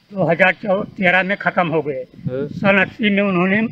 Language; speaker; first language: Hindi; native; Hindi